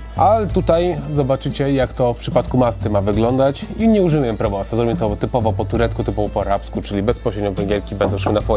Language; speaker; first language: Polish; native; Polish